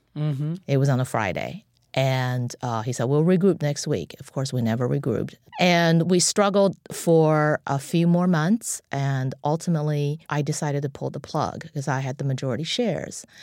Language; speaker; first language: English; non-native, fluent; Chinese